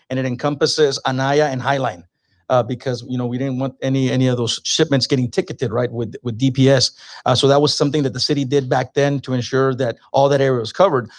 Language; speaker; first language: English; native; English